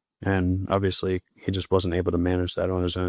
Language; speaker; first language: English; native; English